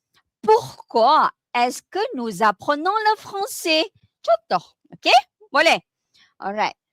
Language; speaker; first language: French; non-native, fluent; Malay